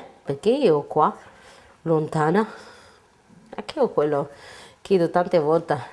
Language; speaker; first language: Italian; non-native, learner; Arabic